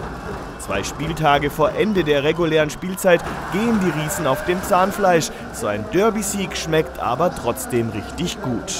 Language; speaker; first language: German; native; German